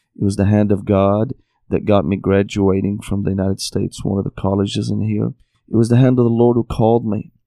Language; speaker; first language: English; non-native, fluent; Arabic